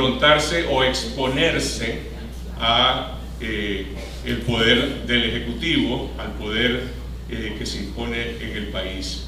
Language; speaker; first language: Spanish; native; Spanish